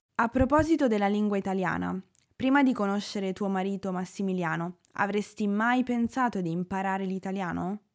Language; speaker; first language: Italian; native; Italian